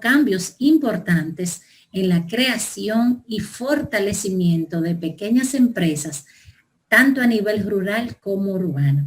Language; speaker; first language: Spanish; native; Spanish